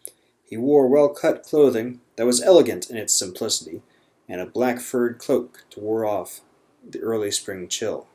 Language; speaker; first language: English; native; English